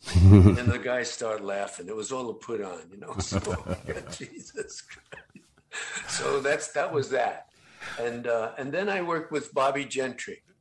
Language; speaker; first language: English; native; English